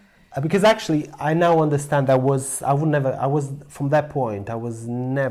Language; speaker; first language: English; non-native, fluent; Portuguese